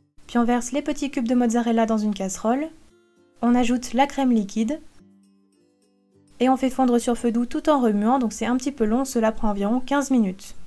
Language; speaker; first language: French; native; French